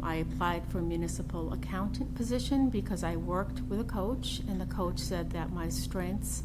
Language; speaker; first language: English; native; English